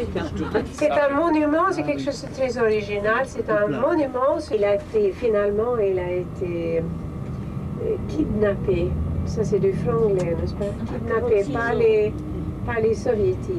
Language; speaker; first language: French; non-native, fluent; Swedish